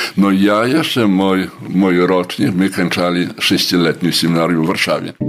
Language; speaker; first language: Ukrainian; native; Ukrainian